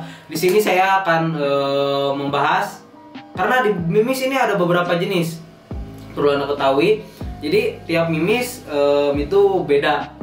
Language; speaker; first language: Indonesian; native; Indonesian